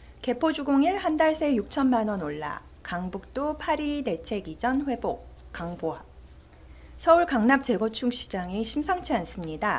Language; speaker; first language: Korean; native; Korean